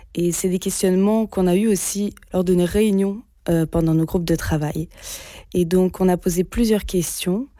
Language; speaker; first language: French; non-native, fluent; Italian